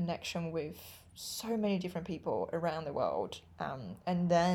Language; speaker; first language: English; non-native, fluent; Chinese